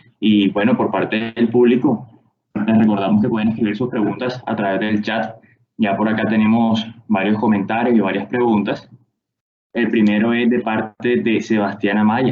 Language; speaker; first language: Spanish; native; Spanish